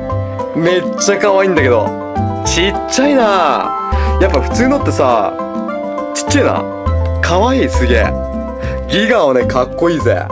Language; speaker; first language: Japanese; native; Japanese